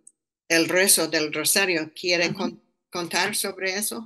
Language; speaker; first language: Spanish; non-native, fluent; English